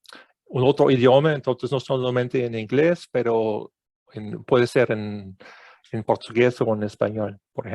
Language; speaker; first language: Spanish; non-native, fluent; English